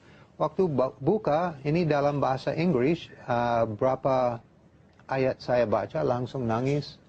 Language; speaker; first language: Indonesian; non-native, learner; English